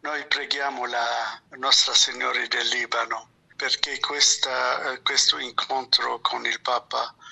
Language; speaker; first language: Italian; non-native, fluent; Arabic